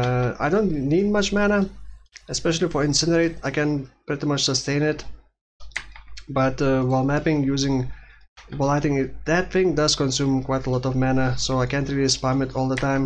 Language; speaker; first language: English; non-native, fluent; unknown